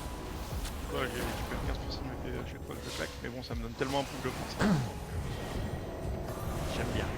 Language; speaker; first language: French; native; French